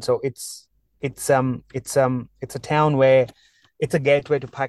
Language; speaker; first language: English; non-native, local second language; Punjabi